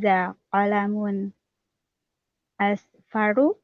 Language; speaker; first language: Arabic; non-native, learner; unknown